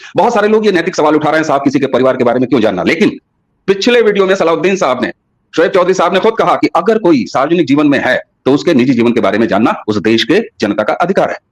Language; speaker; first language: Hindi; native; Hindi